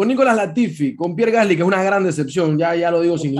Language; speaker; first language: Spanish; native; Spanish